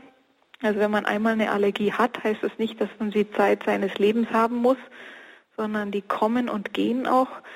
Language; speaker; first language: German; native; German